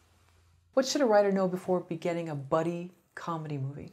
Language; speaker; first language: English; native; English